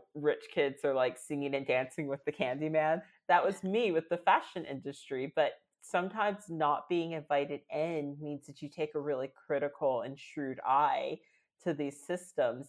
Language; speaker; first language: English; native; English